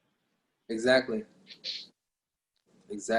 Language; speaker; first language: English; native; English